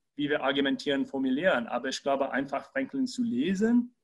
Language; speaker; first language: German; non-native, fluent; English